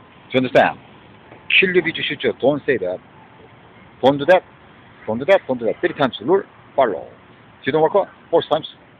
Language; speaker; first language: English; non-native, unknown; Korean